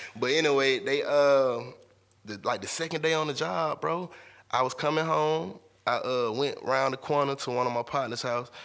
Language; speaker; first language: English; native; English